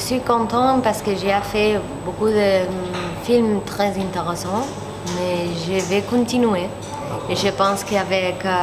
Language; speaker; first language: French; non-native, learner; Spanish